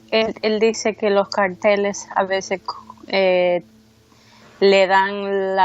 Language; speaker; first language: Spanish; early bilingual, heritage; Spanish